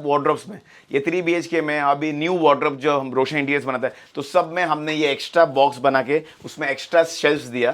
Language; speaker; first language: Hindi; non-native, local second language; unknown